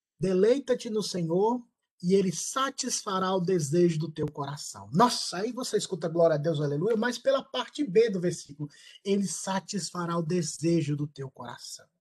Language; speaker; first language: Portuguese; native; Portuguese